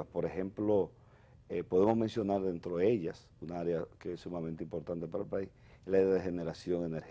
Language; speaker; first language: Spanish; native; Spanish